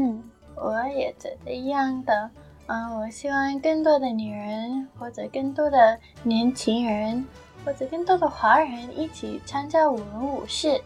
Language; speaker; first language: Chinese; early bilingual, heritage; Chinese